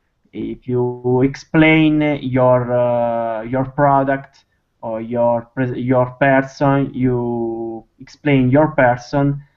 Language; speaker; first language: English; non-native, learner; Italian